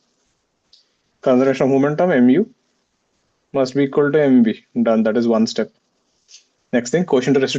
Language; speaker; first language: English; non-native, local second language; Hindi